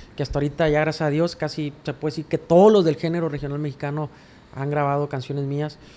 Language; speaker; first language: Spanish; native; Spanish